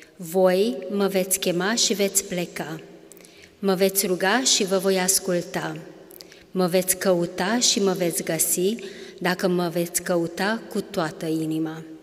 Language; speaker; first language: Romanian; non-native, local second language; Hungarian